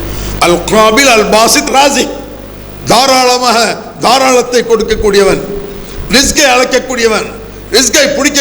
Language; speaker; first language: Tamil; native; Tamil